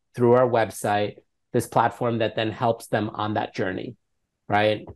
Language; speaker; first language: English; native; English